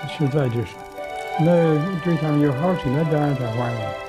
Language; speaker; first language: Chinese; non-native, fluent; English